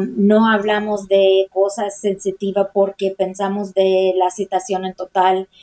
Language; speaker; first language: Spanish; early bilingual, heritage; Spanish